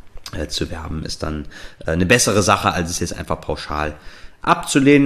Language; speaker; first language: German; native; German